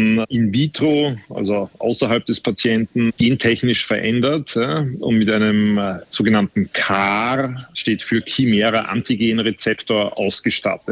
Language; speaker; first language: German; native; German